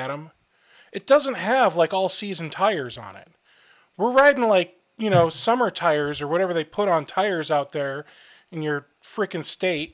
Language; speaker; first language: English; native; English